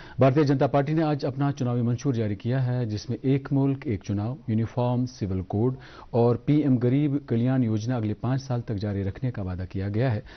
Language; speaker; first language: Hindi; non-native, local second language; Kashmiri